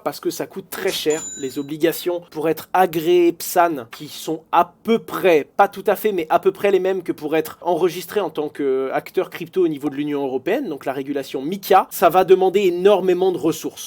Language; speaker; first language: French; native; French